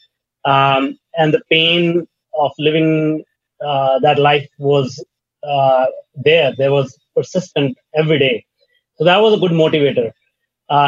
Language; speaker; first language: English; non-native, local second language; Hindi